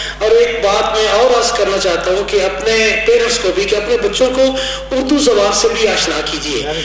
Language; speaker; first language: Urdu; non-native, local second language; Punjabi